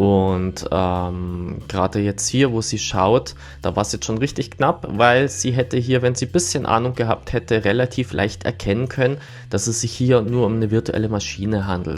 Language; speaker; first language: German; native; German